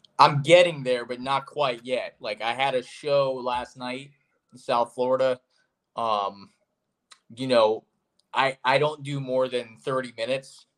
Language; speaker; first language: English; native; English